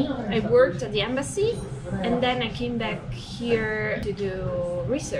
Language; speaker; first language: English; non-native, fluent; Italian